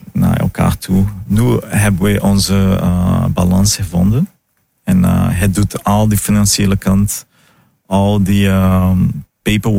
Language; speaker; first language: Dutch; non-native, fluent; Italian